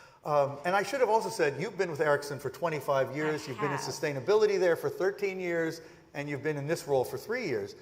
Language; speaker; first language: English; native; English